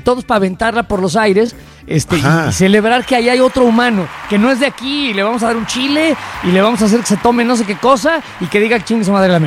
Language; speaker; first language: Spanish; native; Spanish